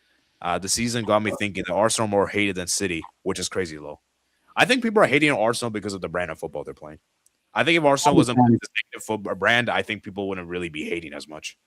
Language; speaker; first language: English; native; English